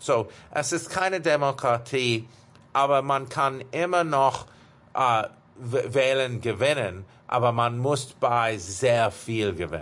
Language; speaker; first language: German; non-native, fluent; English